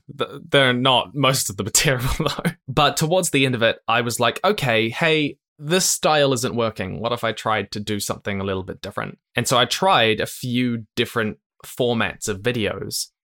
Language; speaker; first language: English; native; English